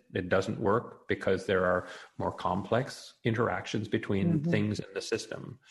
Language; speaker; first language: English; native; English